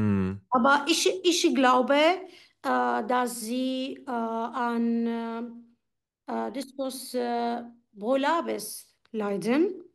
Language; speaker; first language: German; non-native, fluent; Arabic